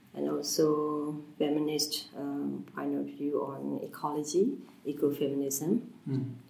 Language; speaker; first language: English; non-native, fluent; Burmese